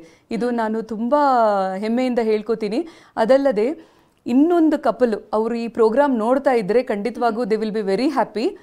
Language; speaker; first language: Kannada; native; Kannada